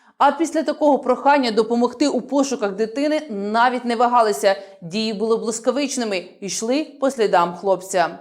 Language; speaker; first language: Ukrainian; native; Ukrainian